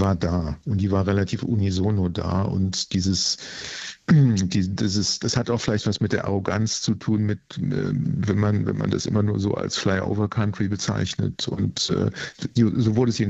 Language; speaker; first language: German; native; German